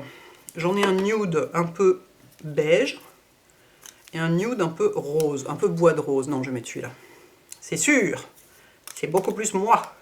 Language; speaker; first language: French; native; French